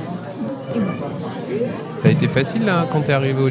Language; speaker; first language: French; native; French